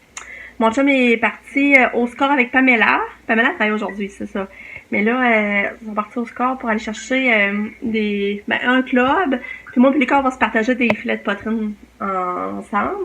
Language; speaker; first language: French; native; French